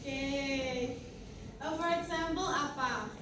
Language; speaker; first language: English; non-native, fluent; Indonesian